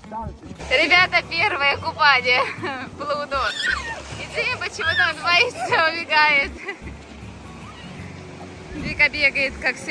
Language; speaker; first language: Russian; native; Russian